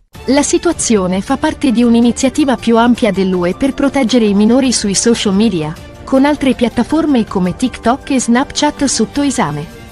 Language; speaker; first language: Italian; native; Italian